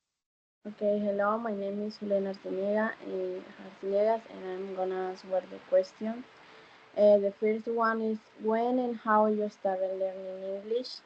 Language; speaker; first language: English; non-native, learner; Spanish